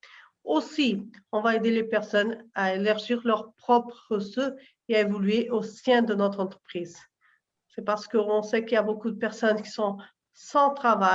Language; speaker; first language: French; non-native, learner; Portuguese